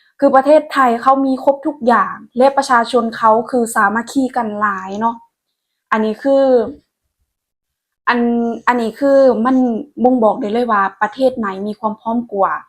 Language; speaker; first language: Thai; non-native, local second language; Lao